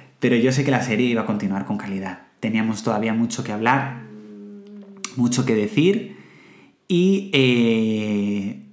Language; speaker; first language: Spanish; native; Spanish